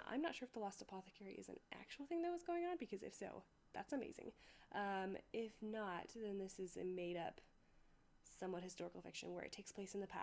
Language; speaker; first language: English; native; English